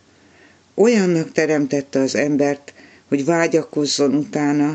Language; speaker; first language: Hungarian; native; Hungarian